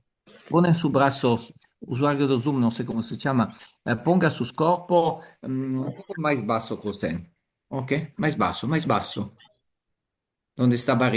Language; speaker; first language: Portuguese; non-native, learner; Italian